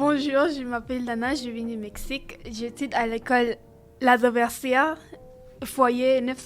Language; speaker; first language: French; non-native, learner; Spanish